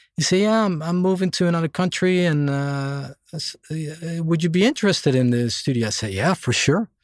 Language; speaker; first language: English; non-native, fluent; Dutch